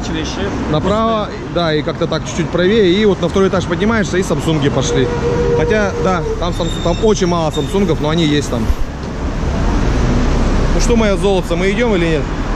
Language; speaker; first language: Russian; native; Russian